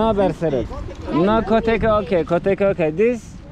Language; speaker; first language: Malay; non-native, learner; Turkish